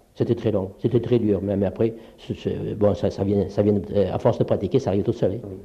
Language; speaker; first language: French; early bilingual, other home language; Polish